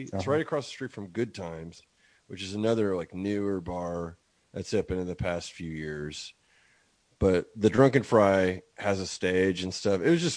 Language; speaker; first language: English; native; English